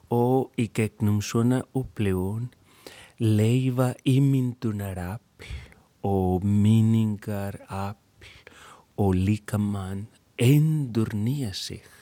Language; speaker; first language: Icelandic; non-native, fluent; Spanish